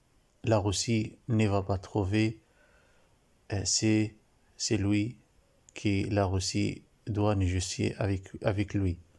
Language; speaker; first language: French; non-native, learner; Arabic